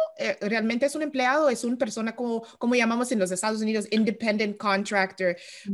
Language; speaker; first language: Spanish; early bilingual, heritage; Spanish